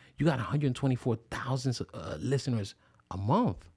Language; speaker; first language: English; early bilingual, other home language; Spanish